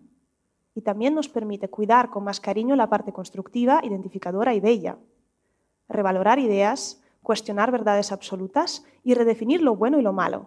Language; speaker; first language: Spanish; non-native, fluent; Russian